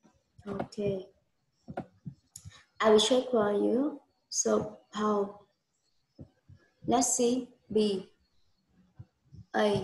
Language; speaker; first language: English; non-native, learner; Vietnamese